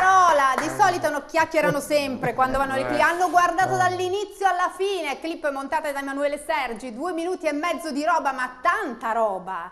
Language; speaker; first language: Italian; native; Italian